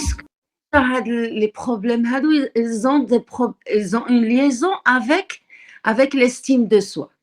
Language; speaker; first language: French; non-native, local second language; Arabic